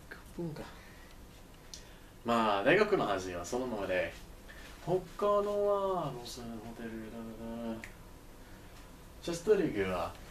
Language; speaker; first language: Japanese; non-native, learner; English